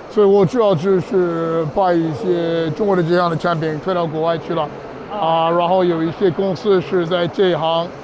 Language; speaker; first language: Chinese; non-native, fluent; English